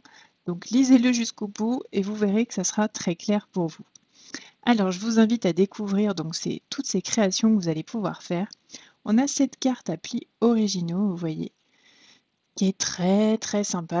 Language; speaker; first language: French; native; French